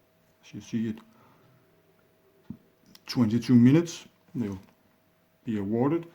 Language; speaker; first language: English; non-native, fluent; Danish